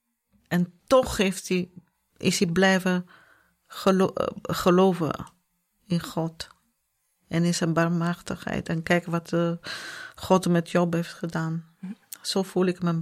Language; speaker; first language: Dutch; non-native, fluent; Italian